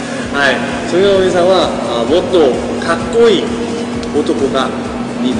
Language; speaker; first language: Japanese; non-native, learner; Korean